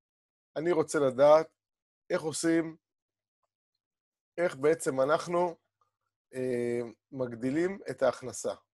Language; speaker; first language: Hebrew; native; Hebrew